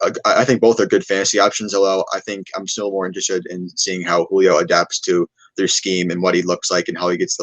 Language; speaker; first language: English; native; English